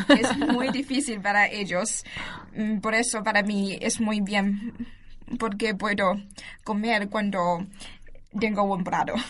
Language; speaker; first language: Spanish; non-native, learner; Chinese